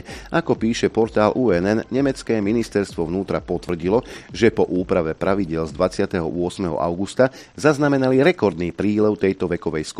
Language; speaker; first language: Slovak; native; Slovak